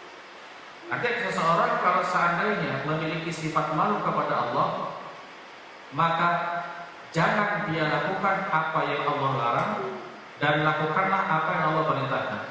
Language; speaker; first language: Indonesian; native; Indonesian